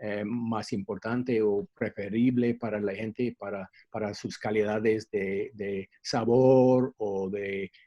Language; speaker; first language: Spanish; non-native, fluent; English